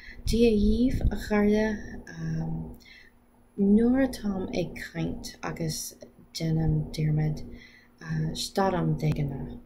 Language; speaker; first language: Irish; non-native, learner; English